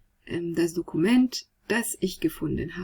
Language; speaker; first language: German; non-native, fluent; French